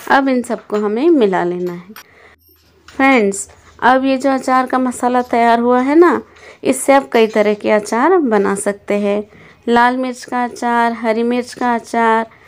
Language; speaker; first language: Hindi; native; Hindi